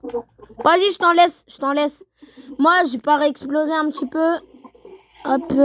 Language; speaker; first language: French; native; French